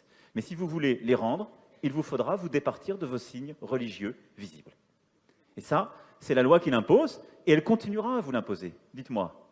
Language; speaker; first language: French; native; French